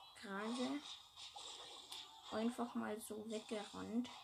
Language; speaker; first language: German; native; German